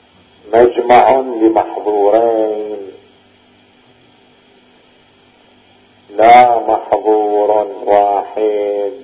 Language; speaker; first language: Arabic; native; Arabic